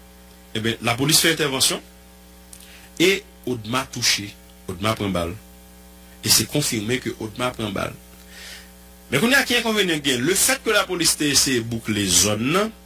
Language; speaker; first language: French; non-native, local second language; Haitian Creole